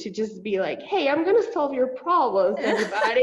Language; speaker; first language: English; non-native, fluent; Spanish